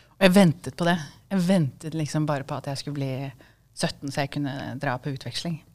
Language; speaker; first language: Norwegian; early bilingual, other home language; Kurdish